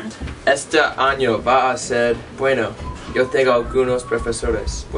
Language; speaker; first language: Spanish; non-native, learner; English